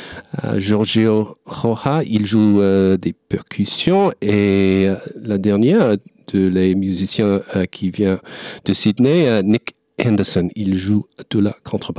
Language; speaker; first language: French; non-native, learner; English